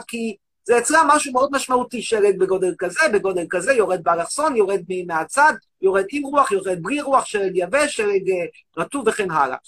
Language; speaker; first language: Hebrew; native; Hebrew